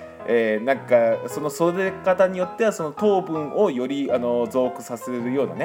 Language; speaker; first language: Japanese; native; Japanese